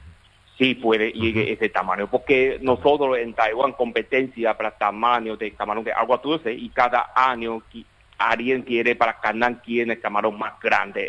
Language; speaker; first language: Spanish; non-native, learner; Chinese